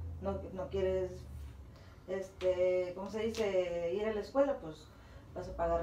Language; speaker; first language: Spanish; native; Spanish